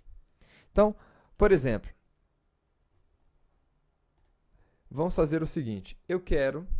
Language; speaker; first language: Portuguese; native; Portuguese